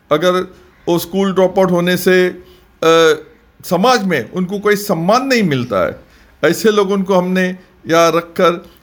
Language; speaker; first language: Hindi; non-native, local second language; Marathi